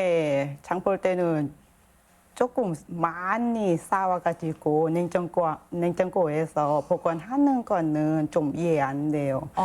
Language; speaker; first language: Korean; non-native, learner; Thai